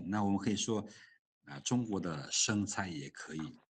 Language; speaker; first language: Chinese; non-native, fluent; Lao